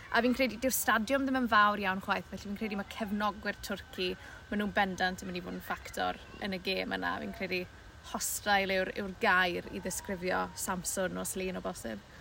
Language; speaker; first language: Welsh; native; Welsh